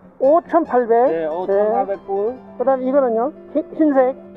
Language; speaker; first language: Korean; native; Korean